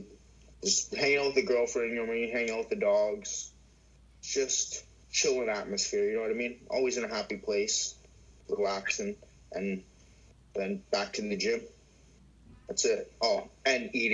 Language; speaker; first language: English; native; English